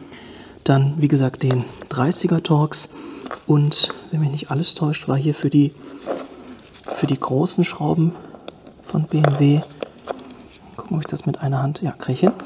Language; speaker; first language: German; native; German